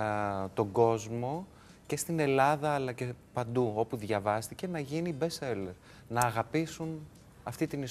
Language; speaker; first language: Greek; native; Greek